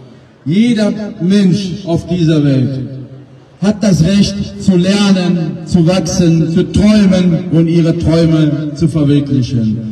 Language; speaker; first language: German; non-native, fluent; Pashto